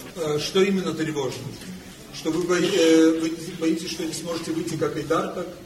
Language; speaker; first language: Russian; non-native, fluent; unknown